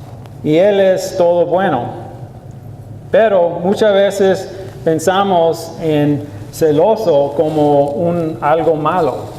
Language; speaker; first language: Spanish; non-native, learner; English